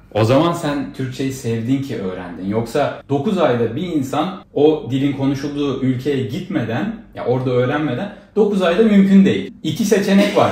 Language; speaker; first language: Turkish; native; Turkish